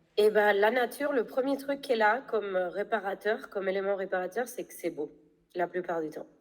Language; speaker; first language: French; non-native, fluent; Spanish